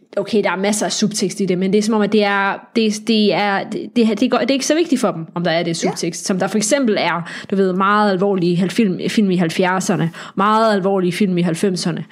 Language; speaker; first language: Danish; native; Danish